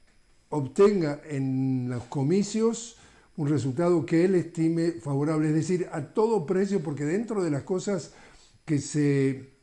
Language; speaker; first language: Spanish; native; Spanish